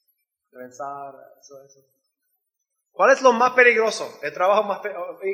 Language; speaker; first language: Spanish; non-native, learner; English